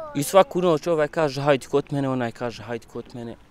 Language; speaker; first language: Croatian; non-native, learner; Kurdish